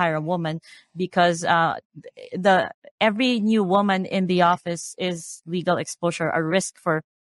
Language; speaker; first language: English; non-native, local second language; Cebuano